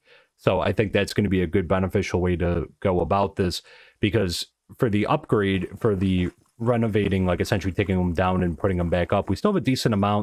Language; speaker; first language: English; native; English